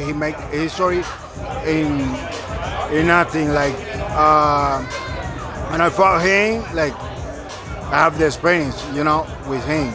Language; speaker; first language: English; non-native, learner; Spanish